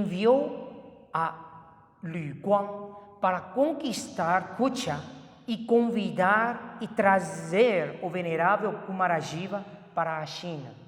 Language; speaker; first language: Portuguese; non-native, fluent; Chinese